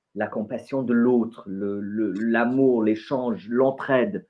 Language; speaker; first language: French; non-native, fluent; English